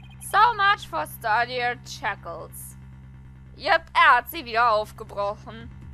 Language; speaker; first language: German; native; German